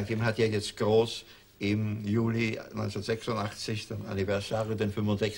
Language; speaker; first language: German; native; German